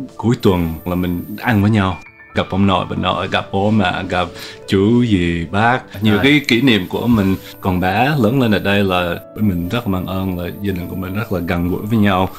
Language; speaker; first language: Vietnamese; early bilingual, heritage; Vietnamese